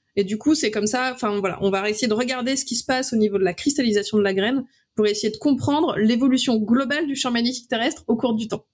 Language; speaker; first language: French; native; French